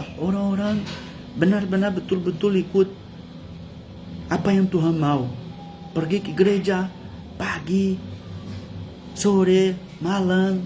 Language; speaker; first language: Indonesian; non-native, fluent; Portuguese